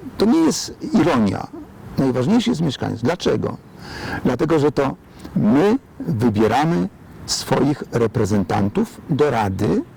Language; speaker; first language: Polish; native; Polish